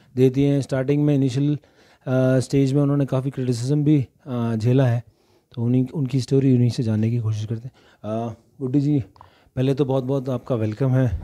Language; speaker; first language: Hindi; native; Hindi